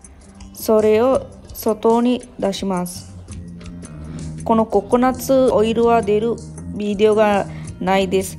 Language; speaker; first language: Japanese; non-native, learner; Sinhala